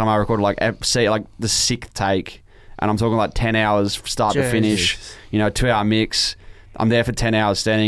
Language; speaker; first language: English; native; English